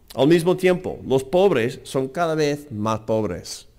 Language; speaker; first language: Spanish; non-native, fluent; English